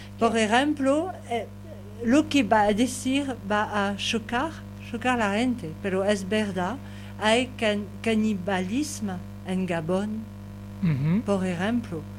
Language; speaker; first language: Spanish; non-native, learner; French